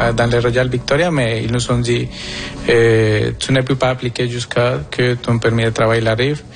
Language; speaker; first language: French; non-native, fluent; Spanish